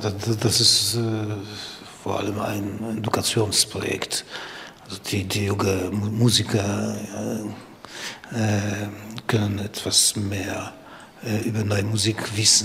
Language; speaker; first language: German; non-native, learner; Polish